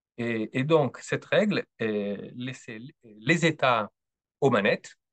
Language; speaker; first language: French; non-native, fluent; Italian